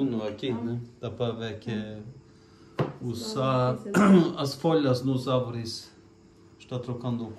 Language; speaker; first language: Portuguese; non-native, fluent; Norwegian